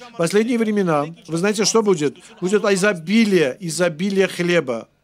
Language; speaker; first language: Russian; non-native, local second language; Armenian